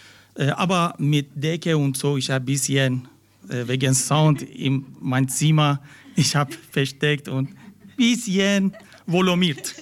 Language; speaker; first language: German; non-native, learner; Persian